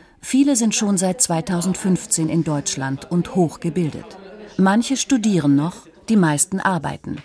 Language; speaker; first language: German; native; German